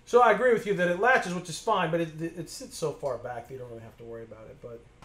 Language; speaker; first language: English; native; English